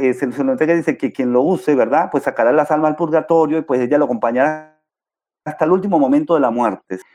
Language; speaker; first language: Spanish; native; Spanish